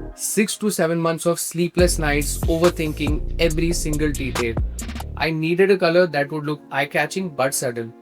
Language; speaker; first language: English; non-native, local second language; Hindi